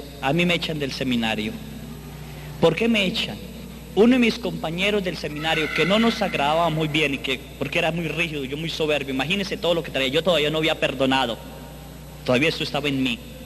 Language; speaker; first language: Spanish; native; Spanish